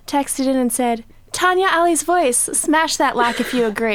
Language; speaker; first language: English; native; English